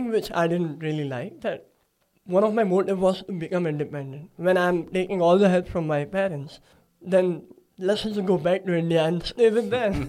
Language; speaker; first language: English; non-native, local second language; Gujarati